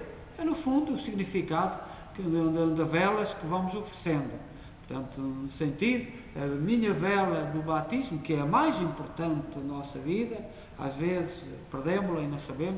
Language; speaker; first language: Portuguese; native; Portuguese